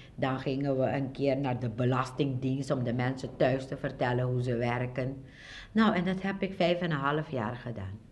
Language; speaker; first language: Dutch; non-native, local second language; Papiamento